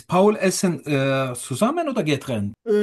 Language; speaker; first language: German; non-native, learner; Turkish